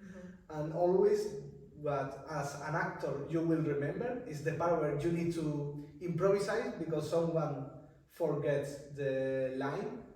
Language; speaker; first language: English; non-native, learner; Spanish